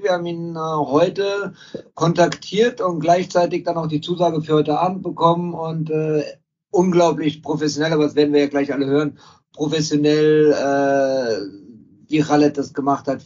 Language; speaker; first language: German; native; German